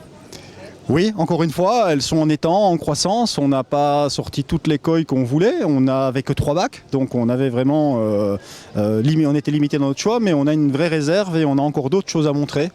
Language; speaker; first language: French; native; French